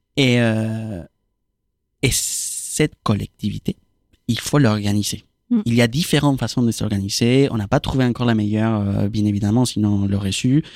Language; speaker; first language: French; non-native, fluent; Spanish